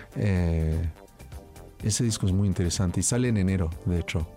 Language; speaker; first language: Spanish; early bilingual, heritage; French